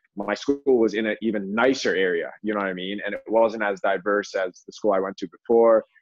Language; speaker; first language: English; native; English